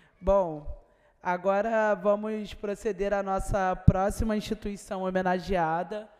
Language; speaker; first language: Portuguese; native; Portuguese